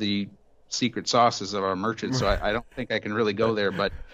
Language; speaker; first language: English; native; English